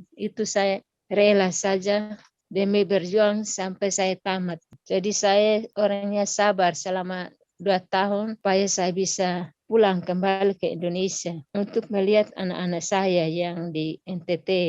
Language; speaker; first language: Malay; non-native, local second language; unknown